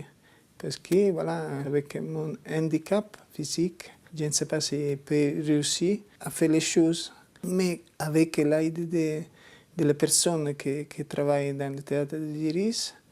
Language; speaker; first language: French; non-native, learner; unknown